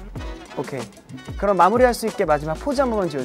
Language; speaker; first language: Korean; native; Korean